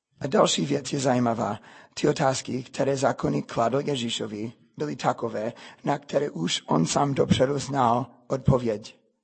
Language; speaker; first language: Czech; non-native, fluent; English